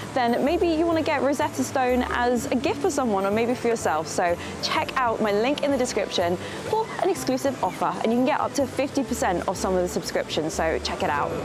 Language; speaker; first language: English; native; English